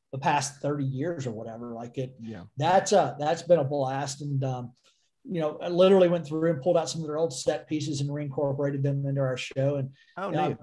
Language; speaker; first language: English; native; English